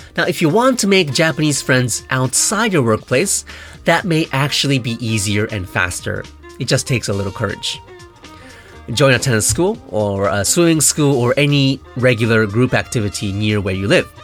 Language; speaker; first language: English; non-native, fluent; Japanese